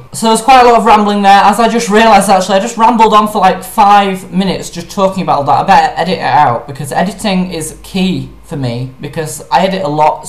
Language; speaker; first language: English; native; English